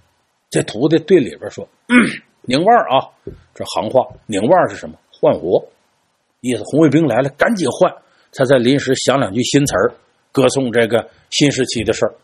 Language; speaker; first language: Chinese; native; Chinese